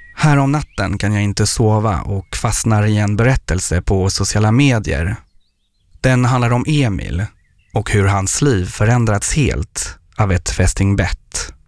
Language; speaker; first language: Swedish; non-native, fluent; French